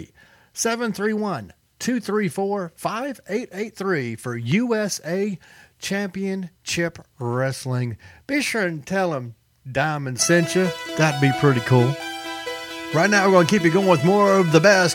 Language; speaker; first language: English; native; English